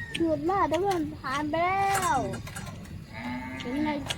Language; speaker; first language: Thai; non-native, local second language; Northeastern Thai